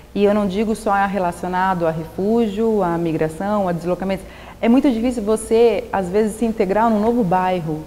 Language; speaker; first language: Portuguese; native; Portuguese